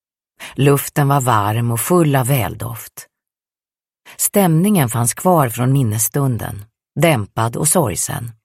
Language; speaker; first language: Swedish; native; Swedish